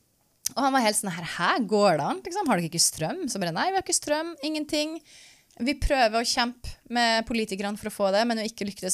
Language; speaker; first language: Norwegian; native; Norwegian